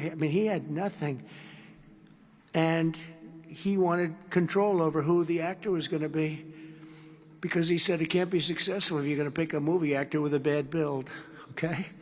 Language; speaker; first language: English; native; English